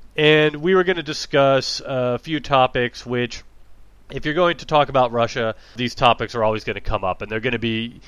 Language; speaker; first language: English; native; English